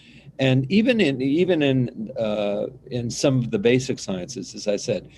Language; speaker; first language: English; native; English